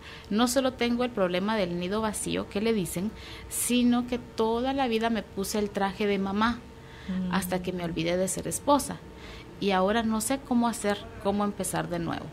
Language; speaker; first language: Spanish; native; Spanish